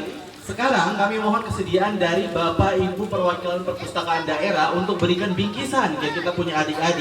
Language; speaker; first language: Malay; native; Malay